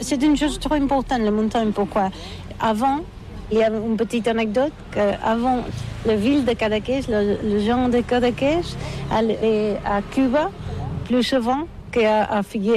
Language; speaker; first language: French; non-native, learner; Catalan